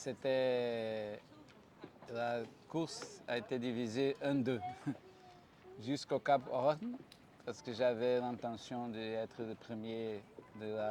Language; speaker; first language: French; non-native, fluent; Portuguese